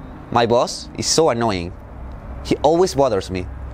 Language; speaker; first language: English; non-native, fluent; Spanish